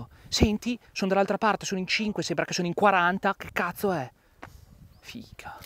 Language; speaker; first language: Italian; native; Italian